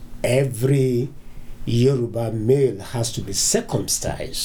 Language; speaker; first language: English; non-native, local second language; Yoruba